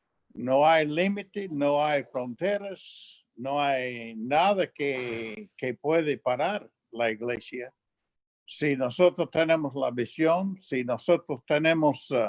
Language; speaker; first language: Spanish; non-native, fluent; English